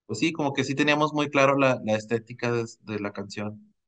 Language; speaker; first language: Spanish; native; Spanish